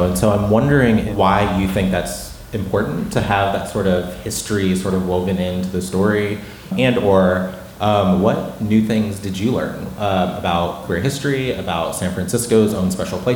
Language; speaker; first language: English; native; English